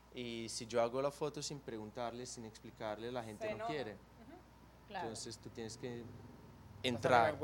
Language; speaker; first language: Spanish; non-native, fluent; Portuguese